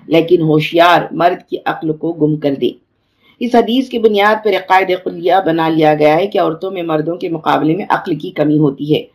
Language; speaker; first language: Urdu; native; Urdu